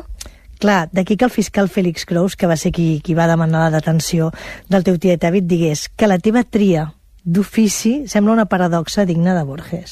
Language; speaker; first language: Catalan; native; Catalan